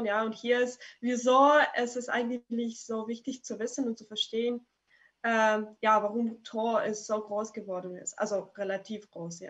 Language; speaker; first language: German; non-native, fluent; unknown